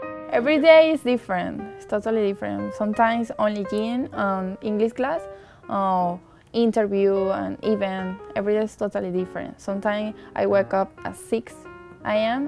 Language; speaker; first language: English; non-native, learner; Spanish